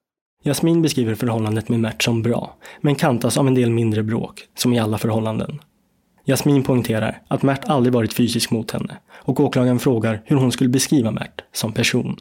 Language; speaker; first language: Swedish; native; Swedish